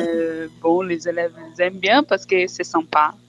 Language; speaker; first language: French; non-native, fluent; Portuguese